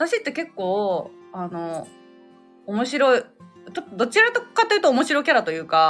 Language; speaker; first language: Japanese; native; Japanese